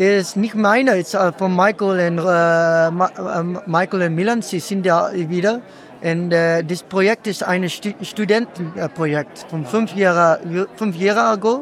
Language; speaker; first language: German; non-native, learner; Dutch